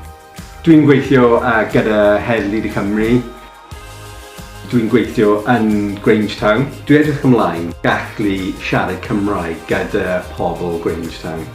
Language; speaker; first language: Welsh; non-native, local second language; English